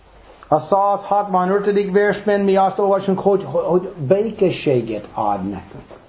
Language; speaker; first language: Hungarian; non-native, fluent; English